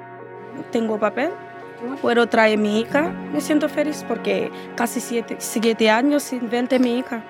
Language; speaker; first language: Spanish; non-native, learner; Haitian Creole